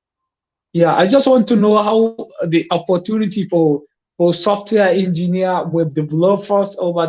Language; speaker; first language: English; non-native, fluent; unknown